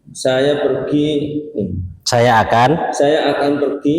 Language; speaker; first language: Indonesian; non-native, local second language; Javanese